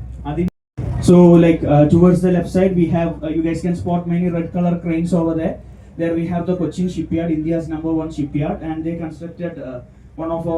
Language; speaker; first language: English; non-native, local second language; Malayalam